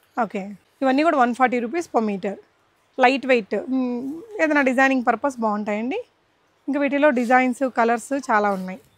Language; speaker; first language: Telugu; native; Telugu